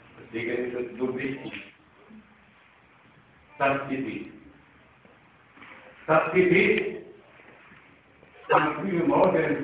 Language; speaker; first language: German; non-native, fluent; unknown